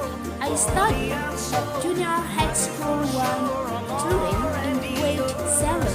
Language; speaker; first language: English; non-native, fluent; Indonesian